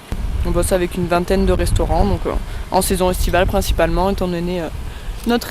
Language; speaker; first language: French; native; French